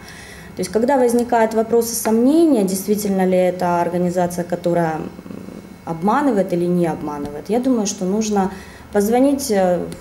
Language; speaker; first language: Russian; native; Russian